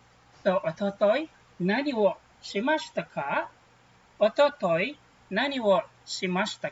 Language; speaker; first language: Japanese; non-native, fluent; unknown